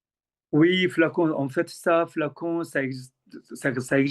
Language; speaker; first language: French; non-native, fluent; Korean